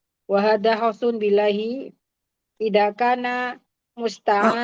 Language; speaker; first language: Arabic; non-native, learner; Indonesian